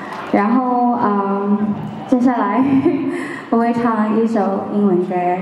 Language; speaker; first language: Chinese; non-native, fluent; Malay